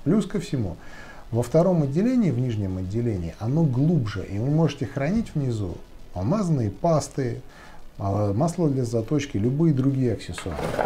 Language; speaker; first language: Russian; native; Russian